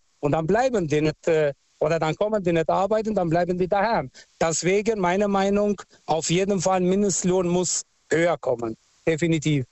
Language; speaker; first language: German; non-native, local second language; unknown